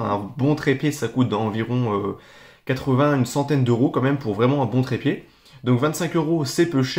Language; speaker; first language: French; native; French